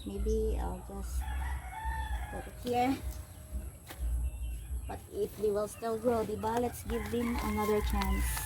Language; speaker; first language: English; non-native, local second language; Filipino